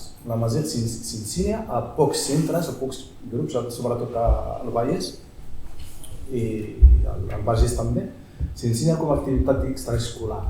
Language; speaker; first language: Catalan; non-native, fluent; Berber languages